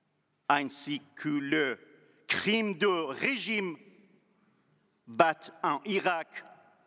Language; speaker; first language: French; non-native, learner; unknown